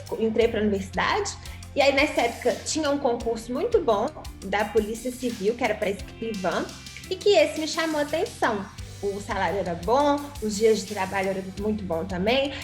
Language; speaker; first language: Portuguese; native; Portuguese